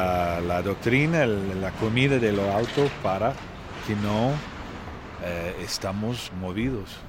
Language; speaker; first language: Spanish; non-native, learner; Portuguese